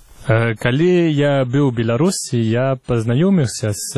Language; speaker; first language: Belarusian; non-native, fluent; French